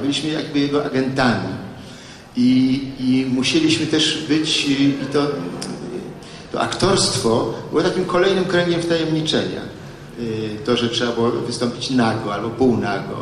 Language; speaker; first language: Polish; native; Polish